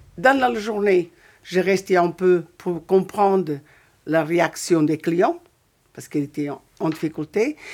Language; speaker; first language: French; non-native, fluent; Portuguese